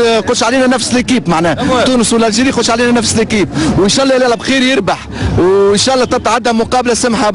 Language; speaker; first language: Arabic; native; Arabic